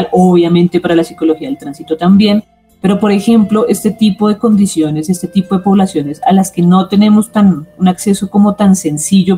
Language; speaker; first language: Spanish; native; Spanish